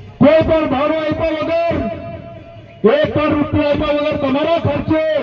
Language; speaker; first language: Gujarati; non-native, local second language; Bhili